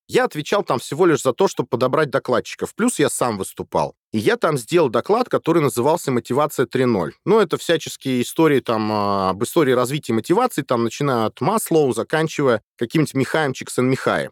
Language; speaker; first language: Russian; native; Russian